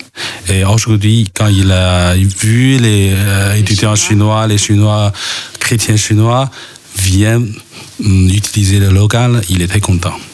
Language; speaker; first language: French; non-native, local second language; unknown